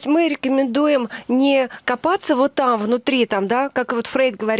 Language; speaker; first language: Russian; native; Russian